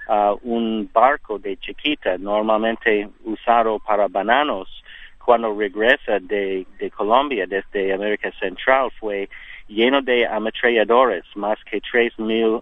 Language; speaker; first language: Spanish; non-native, learner; English